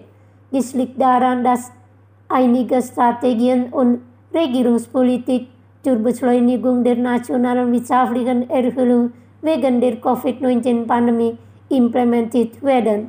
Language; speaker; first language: German; non-native, fluent; Indonesian